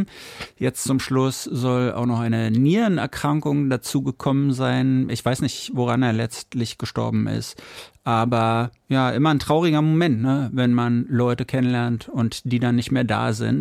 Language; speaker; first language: German; native; German